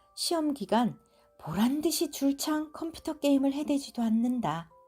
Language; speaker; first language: Korean; native; Korean